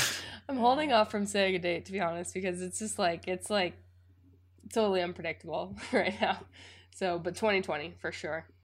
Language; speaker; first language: English; native; English